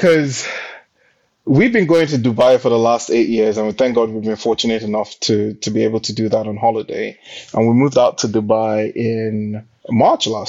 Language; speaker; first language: English; non-native, local second language; Yoruba